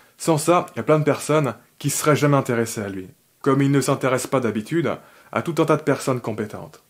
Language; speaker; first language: French; native; French